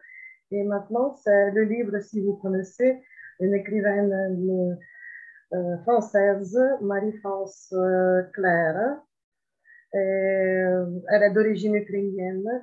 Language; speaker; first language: French; non-native, fluent; Ukrainian